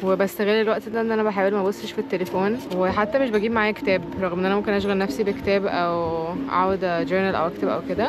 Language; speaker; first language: Arabic; native; Arabic